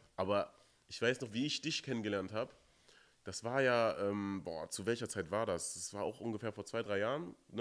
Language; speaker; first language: German; native; German